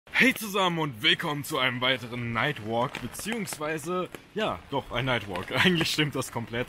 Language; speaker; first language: German; native; German